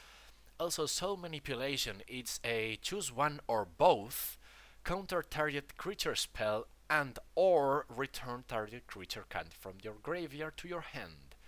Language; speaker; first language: English; non-native, fluent; Spanish